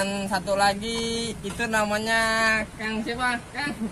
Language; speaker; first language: Indonesian; native; Indonesian